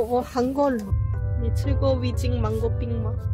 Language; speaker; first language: Chinese; non-native, learner; Korean